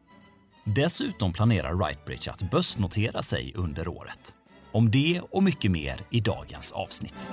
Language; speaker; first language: Swedish; native; Swedish